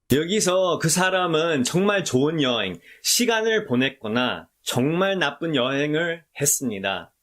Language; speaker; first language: Korean; non-native, fluent; English